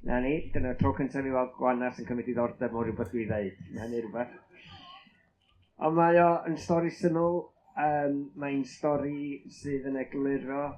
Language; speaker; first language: Welsh; native; Welsh